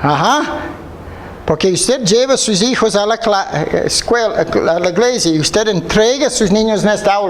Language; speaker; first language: Spanish; non-native, fluent; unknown